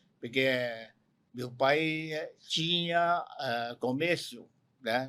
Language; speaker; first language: Portuguese; non-native, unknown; Cantonese